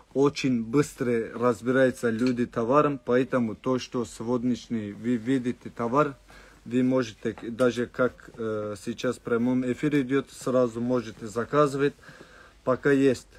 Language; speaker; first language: Russian; non-native, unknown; Turkish